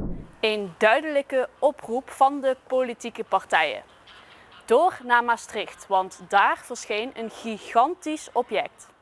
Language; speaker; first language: Dutch; native; Dutch